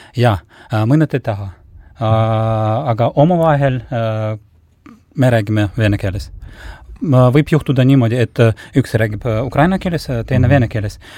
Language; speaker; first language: Estonian; non-native, local second language; Russian